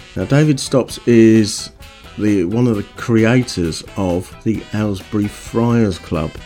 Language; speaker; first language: English; native; English